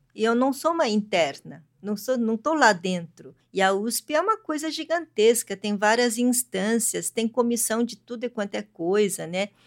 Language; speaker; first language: Portuguese; early bilingual, other home language; Korean